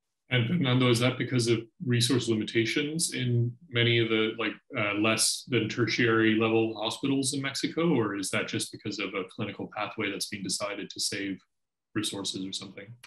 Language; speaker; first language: English; native; English